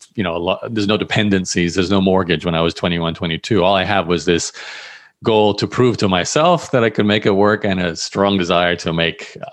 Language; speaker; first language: English; native; English